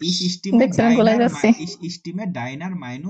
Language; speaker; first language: German; non-native, fluent; Bangla